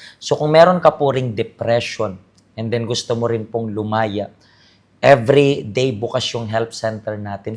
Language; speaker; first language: Filipino; native; Filipino